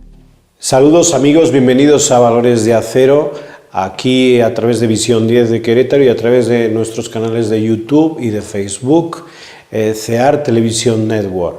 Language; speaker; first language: Spanish; native; Spanish